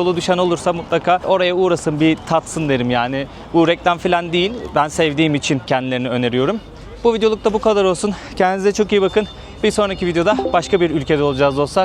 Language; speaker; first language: Turkish; native; Turkish